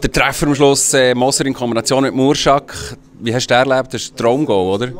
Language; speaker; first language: German; native; German